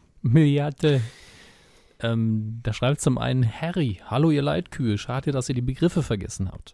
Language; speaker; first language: German; native; German